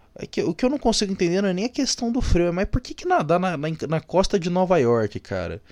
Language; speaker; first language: Portuguese; native; Portuguese